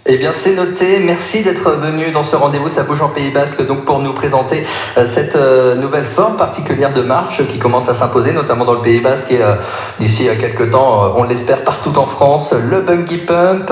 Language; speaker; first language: French; native; French